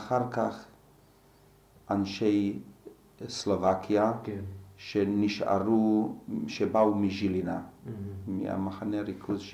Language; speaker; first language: Hebrew; non-native, fluent; Slovak